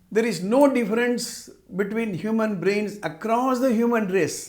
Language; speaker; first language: English; non-native, local second language; Tamil